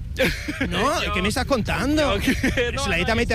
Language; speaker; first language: Spanish; native; Spanish